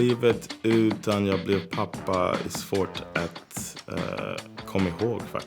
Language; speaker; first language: Swedish; non-native, fluent; English